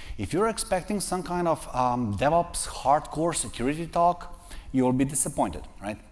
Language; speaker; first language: English; non-native, fluent; Serbian